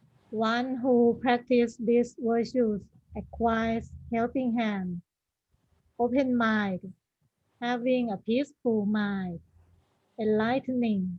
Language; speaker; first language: English; non-native, learner; Thai